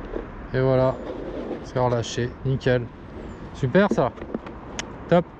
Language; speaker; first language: French; native; French